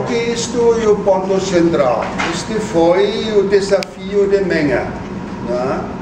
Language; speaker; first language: Portuguese; non-native, fluent; German